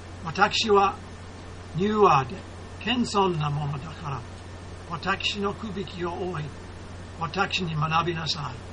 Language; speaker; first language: Japanese; non-native, fluent; English